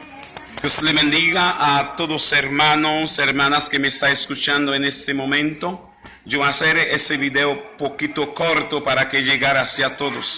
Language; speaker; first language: Spanish; non-native, learner; Haitian Creole